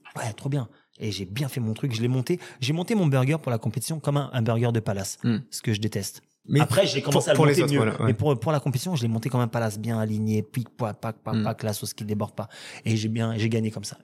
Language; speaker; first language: French; native; French